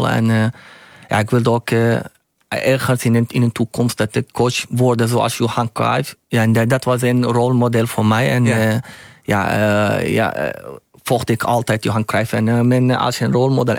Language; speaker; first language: Dutch; non-native, learner; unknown